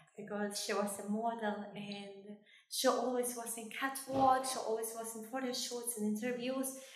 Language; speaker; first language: English; non-native, fluent; Albanian